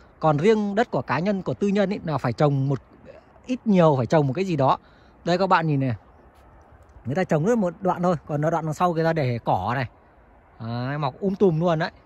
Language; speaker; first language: Vietnamese; native; Vietnamese